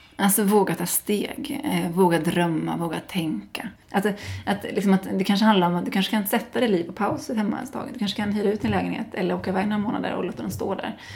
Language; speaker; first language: Swedish; native; Swedish